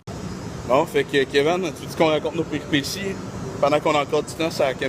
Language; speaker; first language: French; native; French